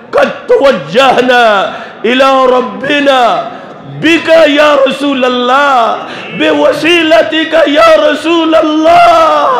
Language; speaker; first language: Arabic; non-native, fluent; Urdu